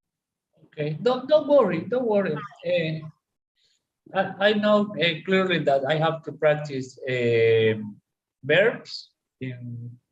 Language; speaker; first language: English; non-native, learner; Spanish